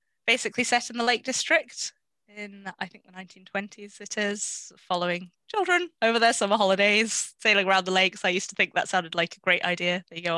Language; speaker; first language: English; native; English